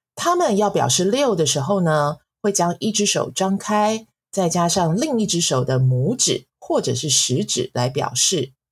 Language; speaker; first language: Chinese; native; Chinese